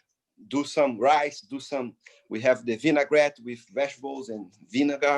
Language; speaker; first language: English; non-native, fluent; Portuguese